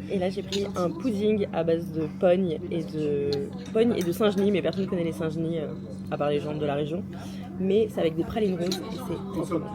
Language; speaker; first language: French; native; French